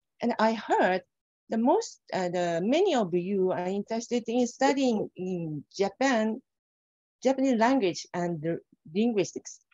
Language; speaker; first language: English; non-native, fluent; Japanese